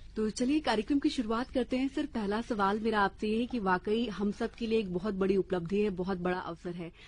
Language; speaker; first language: Hindi; native; Hindi